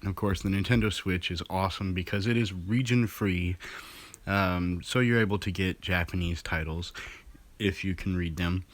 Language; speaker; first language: English; native; English